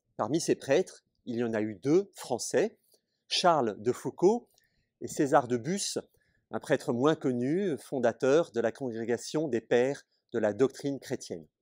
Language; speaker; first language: French; native; French